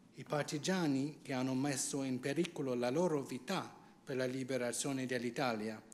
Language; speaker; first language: Italian; non-native, fluent; English